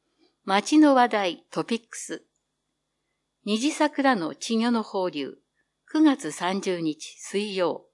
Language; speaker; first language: Japanese; native; Japanese